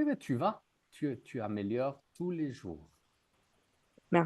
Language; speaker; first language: French; native; French